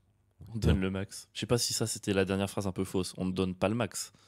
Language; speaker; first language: French; native; French